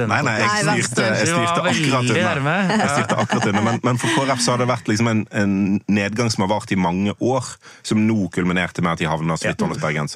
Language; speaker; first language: Norwegian; native; Norwegian